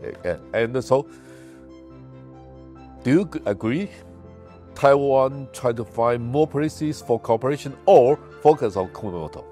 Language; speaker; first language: English; non-native, fluent; Chinese